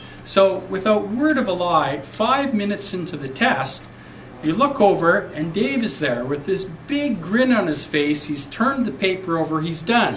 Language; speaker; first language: English; native; English